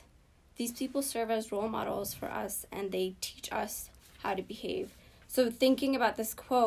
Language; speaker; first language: English; early bilingual, other home language; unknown